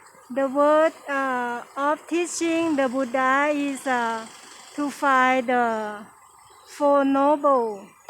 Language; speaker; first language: English; non-native, learner; Thai